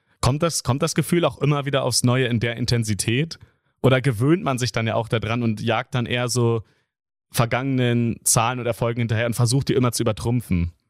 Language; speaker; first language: German; native; German